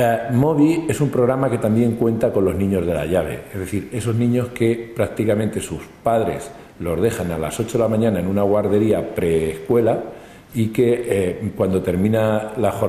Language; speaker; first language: Spanish; native; Spanish